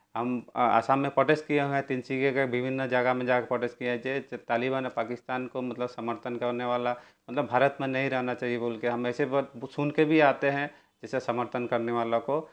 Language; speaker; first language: Hindi; non-native, local second language; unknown